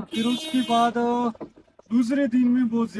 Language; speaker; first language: Hindi; non-native, fluent; Pashto